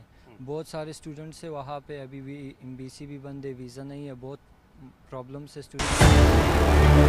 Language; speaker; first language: Hindi; non-native, fluent; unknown